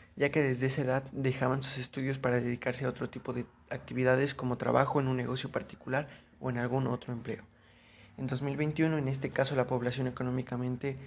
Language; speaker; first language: Spanish; native; Spanish